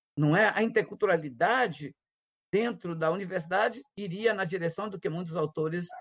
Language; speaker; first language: Portuguese; non-native, local second language; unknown